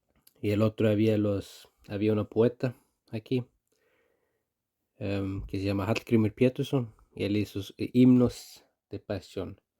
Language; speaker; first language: Spanish; non-native, fluent; Icelandic